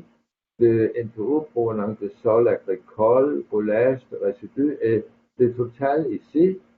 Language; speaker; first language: French; non-native, fluent; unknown